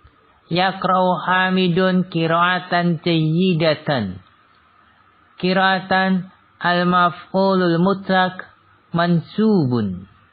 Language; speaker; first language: Arabic; non-native, fluent; Indonesian